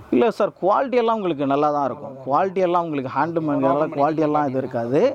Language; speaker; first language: Tamil; non-native, local second language; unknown